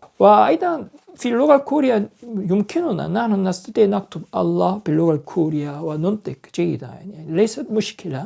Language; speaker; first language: Arabic; non-native, learner; Korean